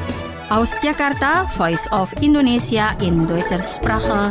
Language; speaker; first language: German; non-native, fluent; Indonesian